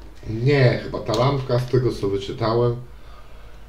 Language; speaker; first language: Polish; native; Polish